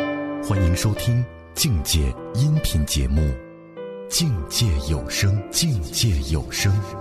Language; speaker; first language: Chinese; native; Chinese